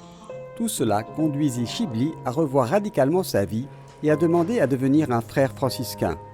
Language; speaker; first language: French; native; French